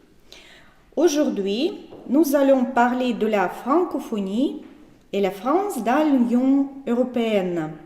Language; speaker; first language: French; non-native, fluent; Russian